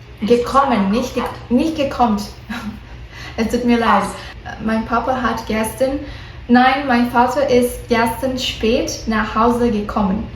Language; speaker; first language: German; non-native, learner; Portuguese